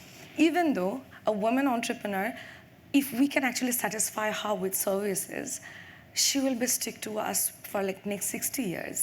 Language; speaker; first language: English; non-native, local second language; Bangla